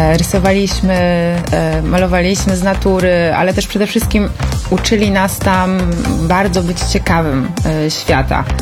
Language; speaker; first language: Polish; native; Polish